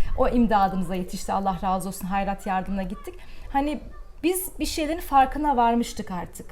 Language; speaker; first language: Turkish; early bilingual, heritage; Turkish